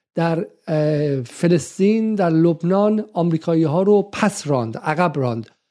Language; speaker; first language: Persian; native; Persian